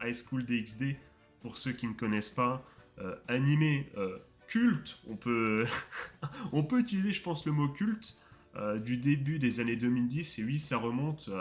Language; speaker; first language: French; native; French